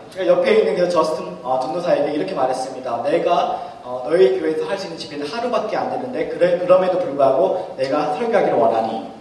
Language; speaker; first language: Korean; early bilingual, other home language; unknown